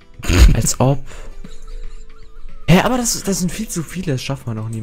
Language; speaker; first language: German; native; German